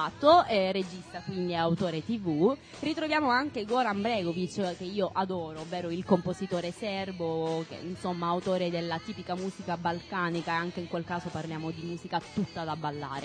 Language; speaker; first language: Italian; native; Italian